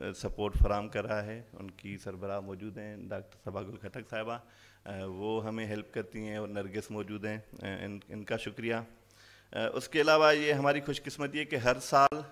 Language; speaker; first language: Urdu; non-native, local second language; Sindhi